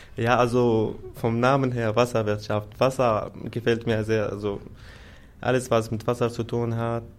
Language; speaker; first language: German; non-native, fluent; Arabic